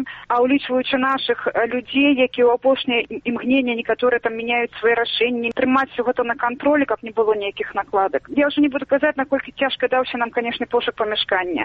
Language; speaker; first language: Belarusian; native; Belarusian